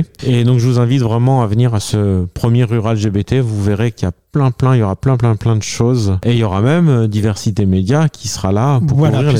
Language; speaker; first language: French; native; French